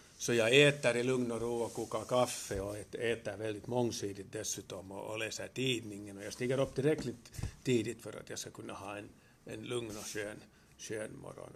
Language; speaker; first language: Swedish; native; Swedish